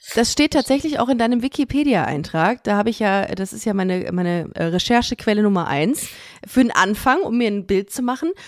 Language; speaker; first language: German; native; German